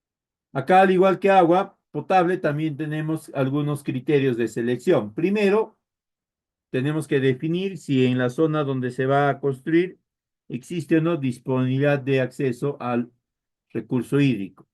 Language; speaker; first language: Spanish; native; Spanish